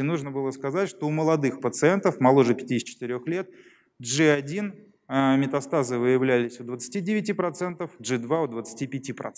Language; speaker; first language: Russian; native; Russian